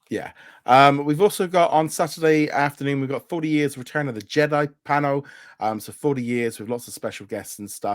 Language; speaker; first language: English; native; English